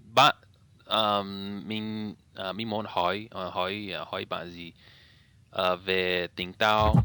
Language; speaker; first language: Vietnamese; non-native, learner; English